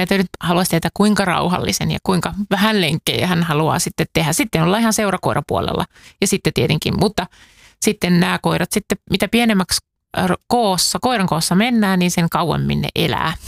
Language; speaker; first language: Finnish; native; Finnish